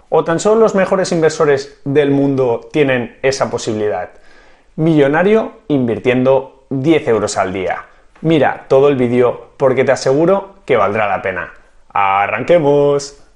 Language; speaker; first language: Spanish; native; Spanish